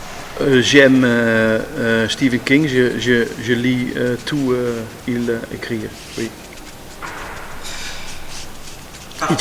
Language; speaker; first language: French; non-native, learner; Dutch